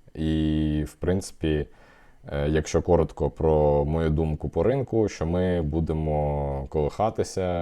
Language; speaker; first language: Ukrainian; non-native, local second language; Russian